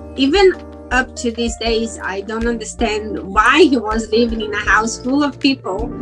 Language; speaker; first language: English; non-native, fluent; Portuguese